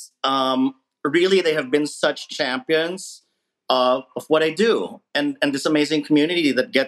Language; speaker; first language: English; non-native, local second language; Filipino